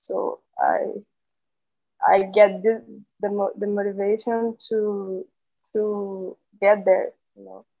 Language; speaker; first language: English; non-native, learner; Portuguese